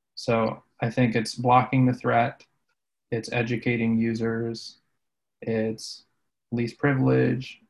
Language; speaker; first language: English; native; English